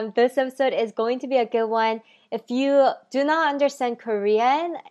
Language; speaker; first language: English; early bilingual, other home language; Korean